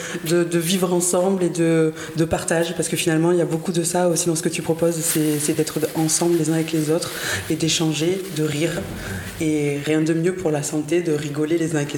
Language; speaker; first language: French; native; French